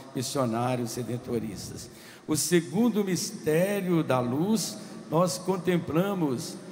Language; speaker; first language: Portuguese; native; Portuguese